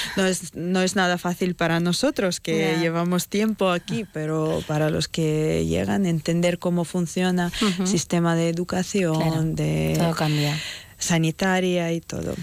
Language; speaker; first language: Spanish; non-native, fluent; Ukrainian